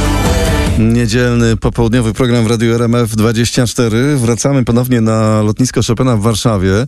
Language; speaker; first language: Polish; native; Polish